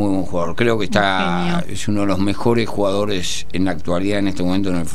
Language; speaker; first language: Spanish; native; Spanish